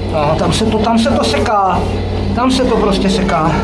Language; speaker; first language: Czech; native; Czech